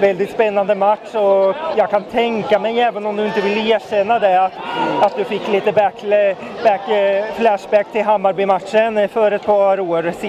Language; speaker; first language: Swedish; native; Swedish